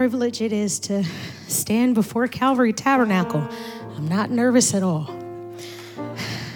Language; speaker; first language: English; native; English